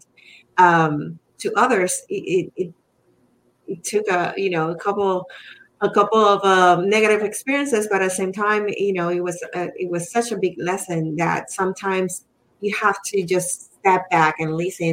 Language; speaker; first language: English; non-native, fluent; Spanish